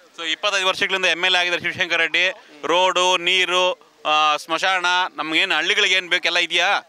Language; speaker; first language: Kannada; native; Kannada